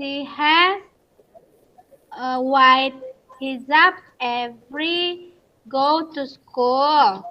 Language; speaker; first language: English; non-native, learner; Indonesian